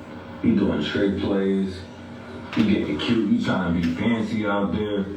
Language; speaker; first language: English; native; English